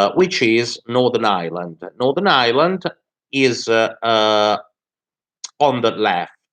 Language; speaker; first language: English; non-native, fluent; Italian